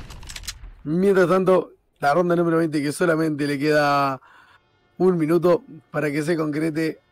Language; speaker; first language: Spanish; native; Spanish